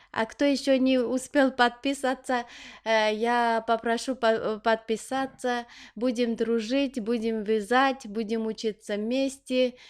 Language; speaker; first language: Russian; non-native, local second language; Armenian